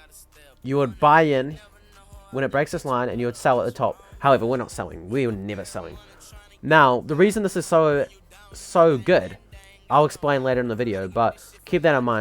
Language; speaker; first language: English; native; English